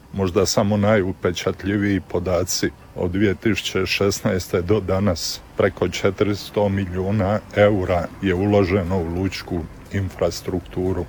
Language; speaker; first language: Croatian; native; Croatian